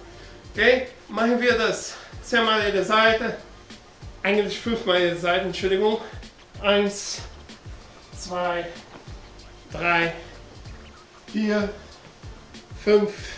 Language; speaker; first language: German; non-native, learner; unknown